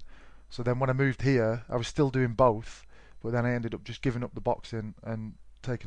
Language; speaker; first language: English; native; English